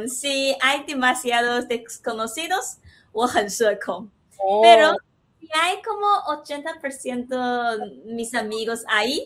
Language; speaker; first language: Spanish; non-native, fluent; Chinese